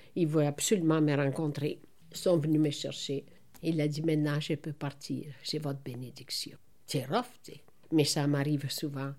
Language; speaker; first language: French; non-native, fluent; Italian